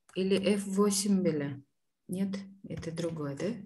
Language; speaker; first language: Russian; non-native, local second language; Kyrgyz